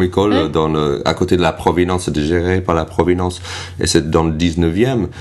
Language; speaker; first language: French; non-native, fluent; English